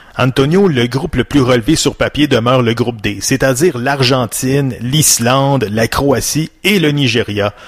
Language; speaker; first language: French; native; French